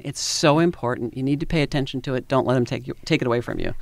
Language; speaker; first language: English; native; English